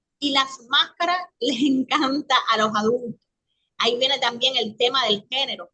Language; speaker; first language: Spanish; native; Spanish